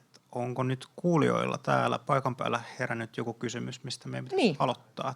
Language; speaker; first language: Finnish; native; Finnish